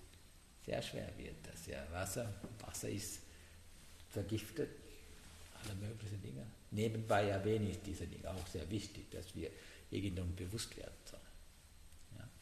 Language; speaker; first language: German; non-native, learner; Sinhala